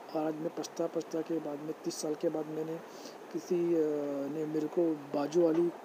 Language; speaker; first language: Hindi; non-native, local second language; Marathi